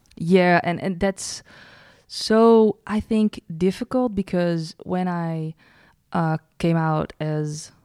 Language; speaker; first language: English; non-native, fluent; Dutch